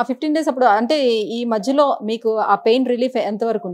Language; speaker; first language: Telugu; native; Telugu